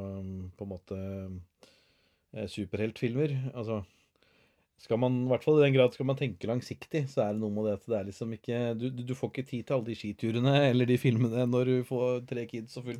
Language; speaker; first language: Norwegian; native; Norwegian